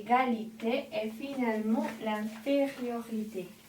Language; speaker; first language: French; non-native, learner; Spanish